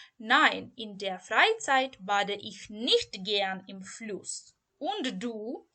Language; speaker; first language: German; non-native, learner; Ukrainian